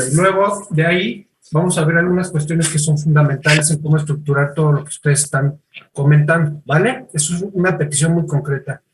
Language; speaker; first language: Spanish; native; Spanish